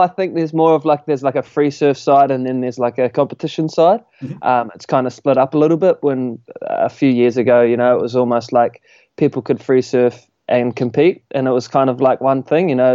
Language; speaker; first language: English; native; English